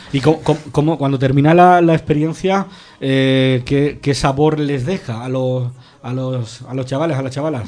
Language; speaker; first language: Spanish; native; Spanish